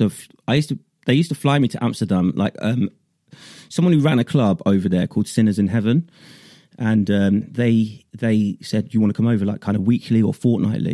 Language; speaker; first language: English; native; English